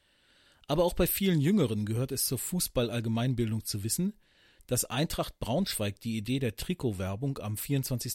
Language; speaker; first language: German; native; German